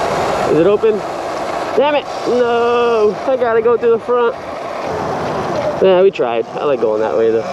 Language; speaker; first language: English; native; English